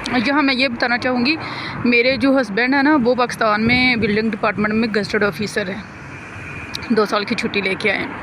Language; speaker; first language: Urdu; non-native, local second language; Punjabi